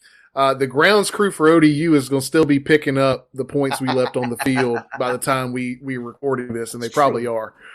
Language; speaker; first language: English; native; English